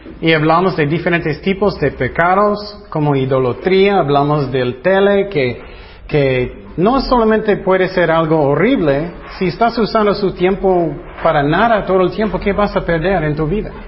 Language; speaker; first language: Spanish; non-native, fluent; English